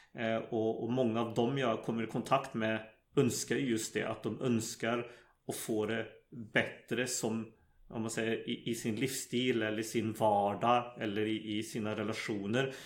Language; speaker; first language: Swedish; native; Swedish